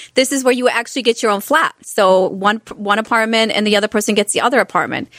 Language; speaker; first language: English; non-native, fluent; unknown